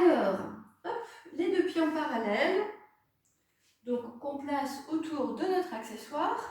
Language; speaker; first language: French; native; French